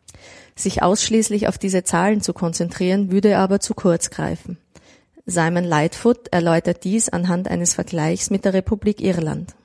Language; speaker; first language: German; native; German